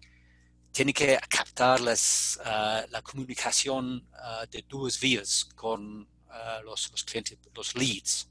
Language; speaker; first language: Spanish; non-native, fluent; English